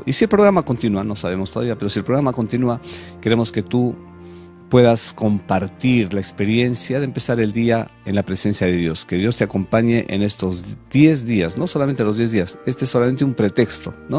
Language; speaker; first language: Spanish; native; Spanish